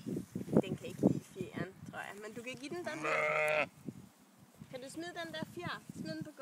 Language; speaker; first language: Danish; native; Danish